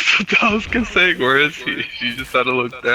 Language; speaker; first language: English; native; English